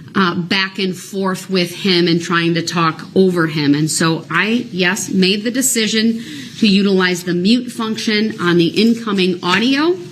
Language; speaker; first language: English; native; English